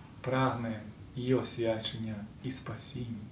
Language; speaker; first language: Ukrainian; native; Ukrainian